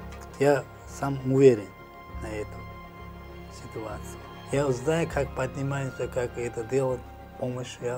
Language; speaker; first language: Russian; non-native, learner; Uzbek